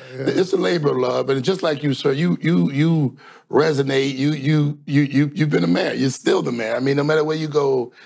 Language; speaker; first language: English; native; English